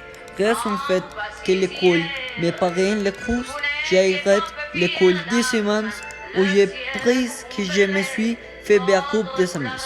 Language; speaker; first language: French; non-native, learner; Spanish